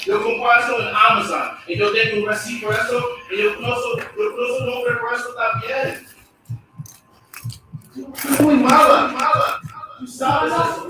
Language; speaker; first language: Spanish; non-native, learner; English